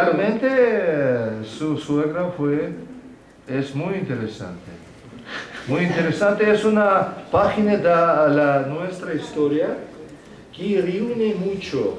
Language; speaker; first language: Spanish; non-native, fluent; Russian